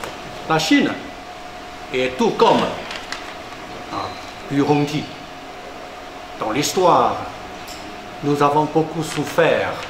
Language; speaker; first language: French; non-native, fluent; Chinese